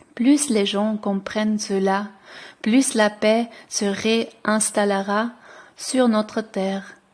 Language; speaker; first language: French; non-native, local second language; Swiss German